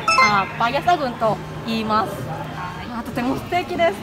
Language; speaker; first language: Japanese; non-native, fluent; Balinese